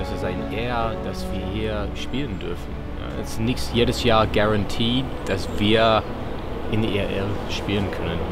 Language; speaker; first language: German; non-native, fluent; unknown